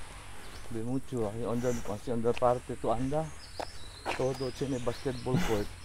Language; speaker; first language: Spanish; non-native, learner; Chavacano